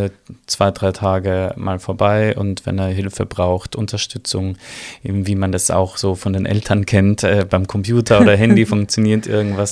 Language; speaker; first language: German; native; German